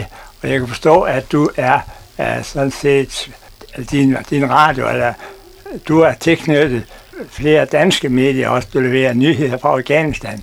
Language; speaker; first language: Danish; non-native, fluent; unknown